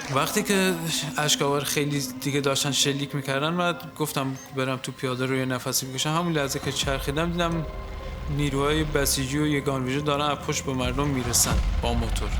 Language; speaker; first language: Persian; non-native, local second language; Southern Kurdish